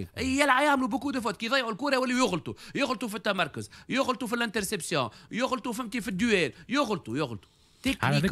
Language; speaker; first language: Arabic; native; Arabic